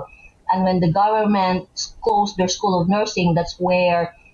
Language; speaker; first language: English; non-native, local second language; Hiligaynon